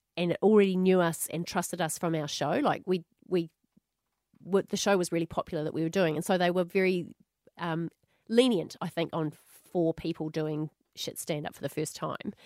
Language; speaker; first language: English; native; English